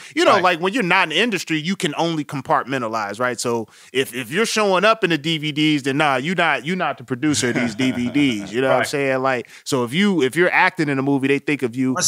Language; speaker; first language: English; native; English